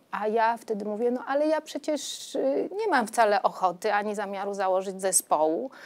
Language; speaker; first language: Polish; native; Polish